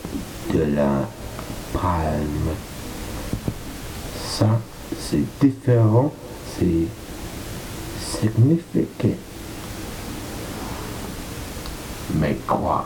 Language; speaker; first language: French; non-native, learner; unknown